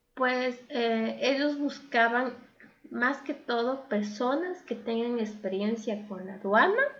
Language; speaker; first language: Spanish; native; Spanish